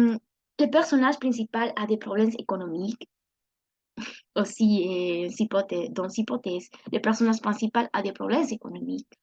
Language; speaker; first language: French; non-native, learner; Spanish